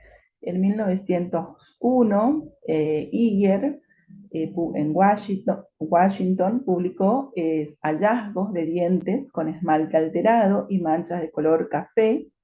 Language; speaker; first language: Spanish; native; Spanish